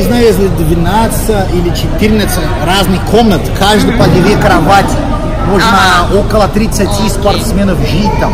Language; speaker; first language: Russian; non-native, learner; Portuguese